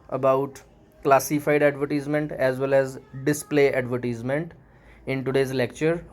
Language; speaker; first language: English; non-native, local second language; Punjabi